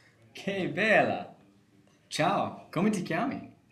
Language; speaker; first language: Italian; non-native, learner; English